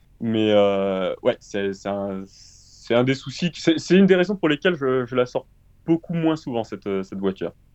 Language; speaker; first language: French; early bilingual, other home language; Portuguese